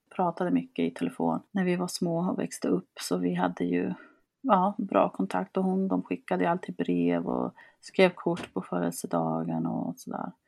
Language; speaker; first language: Swedish; early bilingual, other home language; Spanish